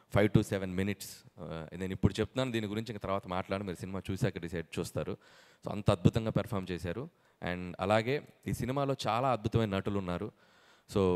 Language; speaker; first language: Telugu; native; Telugu